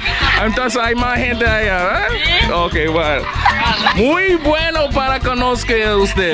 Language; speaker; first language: Spanish; non-native, learner; English